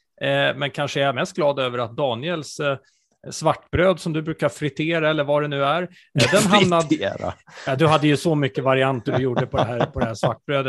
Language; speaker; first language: Swedish; native; Swedish